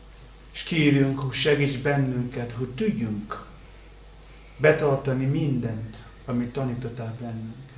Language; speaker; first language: Hungarian; non-native, learner; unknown